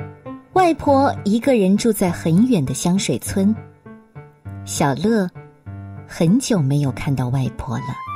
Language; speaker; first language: Chinese; native; Chinese